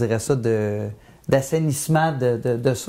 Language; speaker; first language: French; native; French